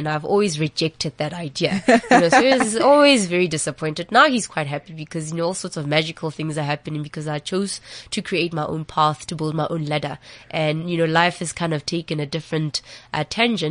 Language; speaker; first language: English; non-native, local second language; Southern Sotho